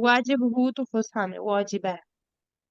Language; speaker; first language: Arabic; non-native, fluent; Urdu